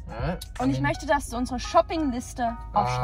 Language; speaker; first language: German; non-native, learner; English